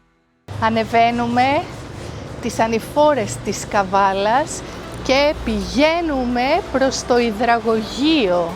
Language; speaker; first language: Greek; native; Greek